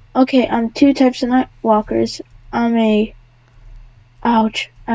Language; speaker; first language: English; native; English